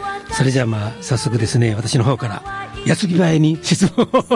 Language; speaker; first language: Japanese; native; Japanese